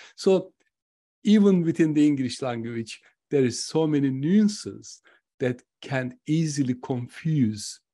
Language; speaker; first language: English; non-native, fluent; Turkish